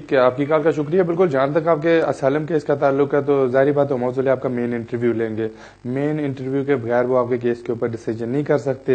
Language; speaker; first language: Urdu; native; Urdu